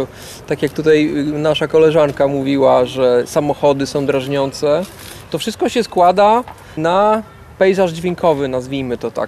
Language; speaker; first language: Polish; native; Polish